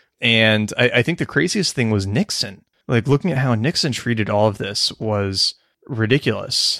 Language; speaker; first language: English; native; English